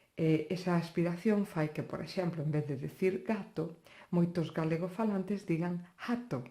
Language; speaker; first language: Galician; non-native, local second language; Spanish